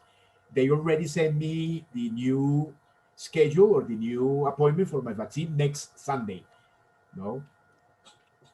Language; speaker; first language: English; non-native, fluent; Spanish